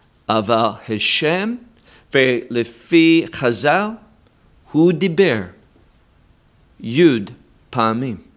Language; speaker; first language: Hebrew; non-native, fluent; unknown